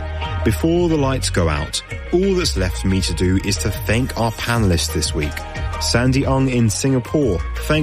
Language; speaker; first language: English; native; English